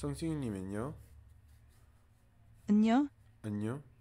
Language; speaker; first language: Korean; non-native, learner; English